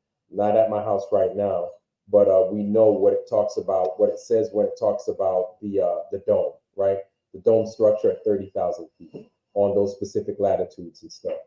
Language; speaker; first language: English; native; English